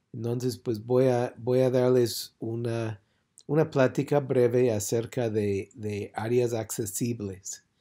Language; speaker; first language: Spanish; non-native, fluent; English